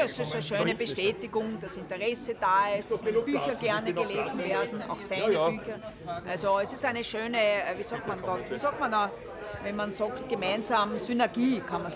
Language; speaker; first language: German; native; German